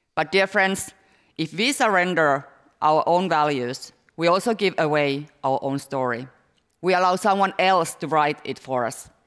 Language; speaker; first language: English; non-native, fluent; Finnish